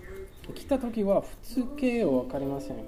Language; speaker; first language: Japanese; non-native, learner; English